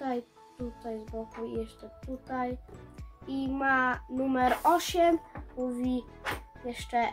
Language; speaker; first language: Polish; early bilingual, heritage; Polish